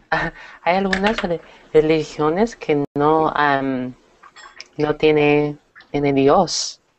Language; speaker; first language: Spanish; non-native, learner; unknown